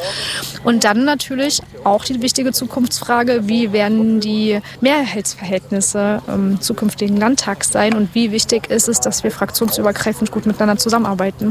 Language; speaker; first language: German; native; German